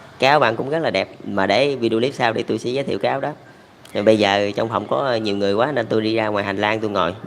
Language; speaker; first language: Vietnamese; native; Vietnamese